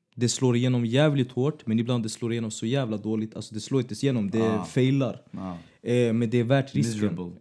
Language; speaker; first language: Swedish; native; Swedish